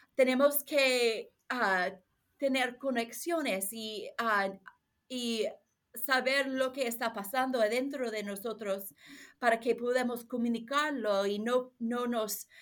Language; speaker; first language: Spanish; non-native, learner; English